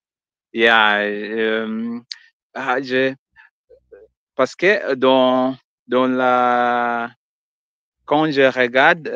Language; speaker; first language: French; non-native, learner; Swahili